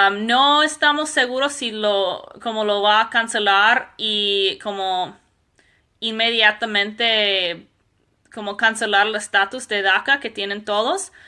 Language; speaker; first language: Spanish; non-native, fluent; English